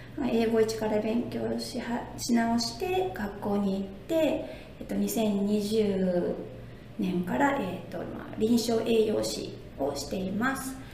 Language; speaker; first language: Japanese; native; Japanese